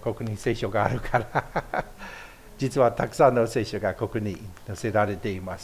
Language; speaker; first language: Japanese; non-native, fluent; English